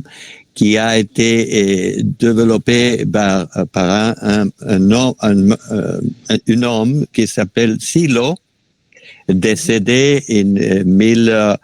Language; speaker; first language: French; non-native, fluent; Spanish